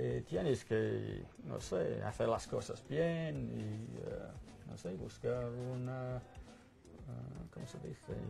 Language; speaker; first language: Spanish; non-native, learner; English